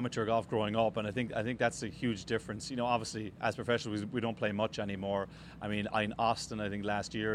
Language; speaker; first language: English; native; English